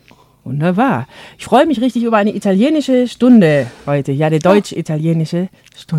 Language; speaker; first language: German; native; German